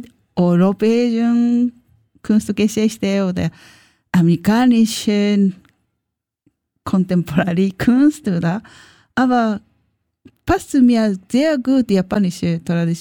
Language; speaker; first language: German; non-native, learner; Japanese